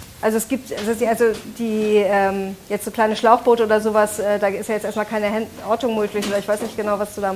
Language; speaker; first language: German; native; German